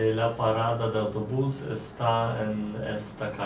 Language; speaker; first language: Spanish; non-native, learner; Polish